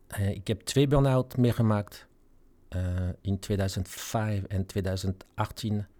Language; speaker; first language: Dutch; non-native, fluent; French